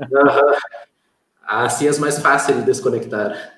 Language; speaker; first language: Spanish; non-native, fluent; Portuguese